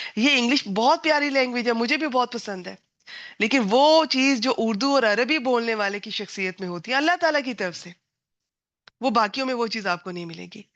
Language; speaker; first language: Urdu; non-native, local second language; Punjabi